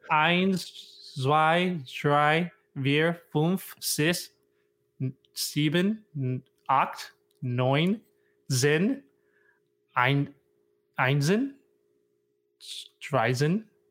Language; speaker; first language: German; non-native, learner; English